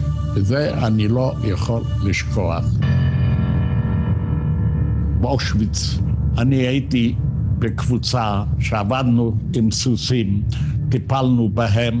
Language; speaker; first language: Hebrew; non-native, fluent; Yiddish